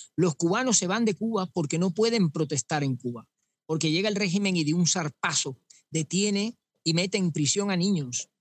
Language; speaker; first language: Spanish; native; Spanish